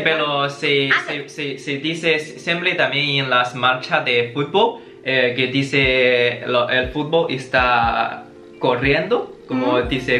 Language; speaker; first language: Spanish; non-native, learner; Chinese